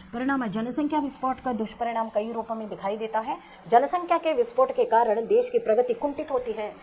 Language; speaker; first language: Hindi; non-native, local second language; Kannada